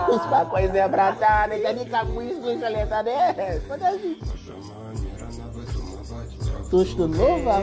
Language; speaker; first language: Russian; non-native, learner; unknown